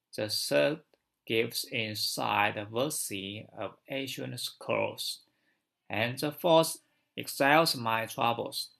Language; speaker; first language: English; non-native, learner; Chinese